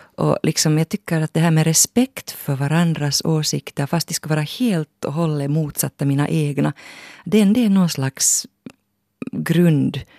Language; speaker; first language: Swedish; native; Swedish